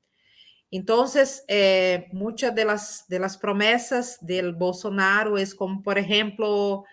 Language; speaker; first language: Spanish; non-native, fluent; Portuguese